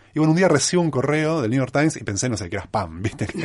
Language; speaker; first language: Spanish; native; Spanish